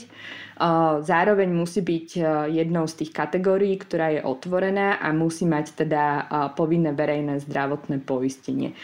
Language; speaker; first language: Slovak; native; Slovak